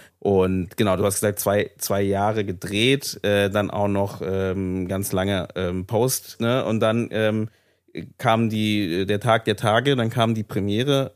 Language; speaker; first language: German; native; German